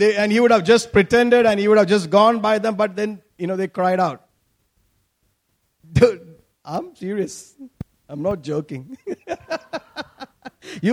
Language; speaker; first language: English; non-native, local second language; Malayalam